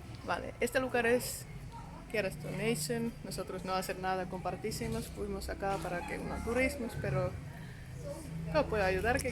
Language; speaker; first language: Spanish; non-native, learner; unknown